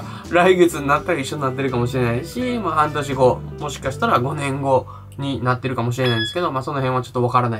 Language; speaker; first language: Japanese; native; Japanese